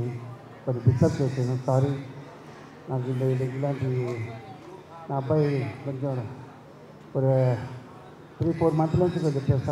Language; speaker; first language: Telugu; non-native, learner; Tamil